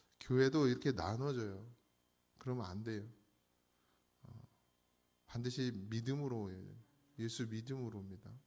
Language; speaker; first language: Korean; native; Korean